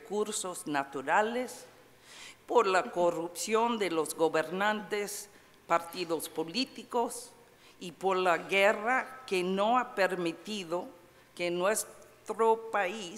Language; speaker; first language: Spanish; non-native, fluent; English